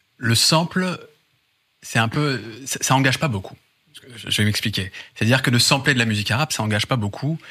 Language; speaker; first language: French; native; French